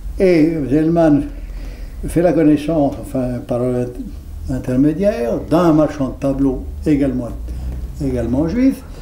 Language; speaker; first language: French; native; French